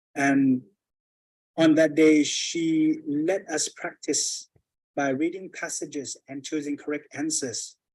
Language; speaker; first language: English; non-native, fluent; Thai